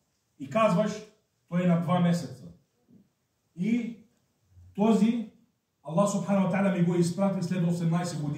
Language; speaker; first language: Bulgarian; non-native, fluent; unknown